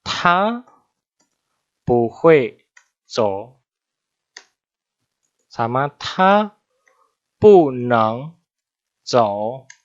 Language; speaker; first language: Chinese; non-native, fluent; Indonesian